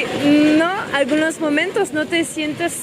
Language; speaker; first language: Spanish; non-native, learner; French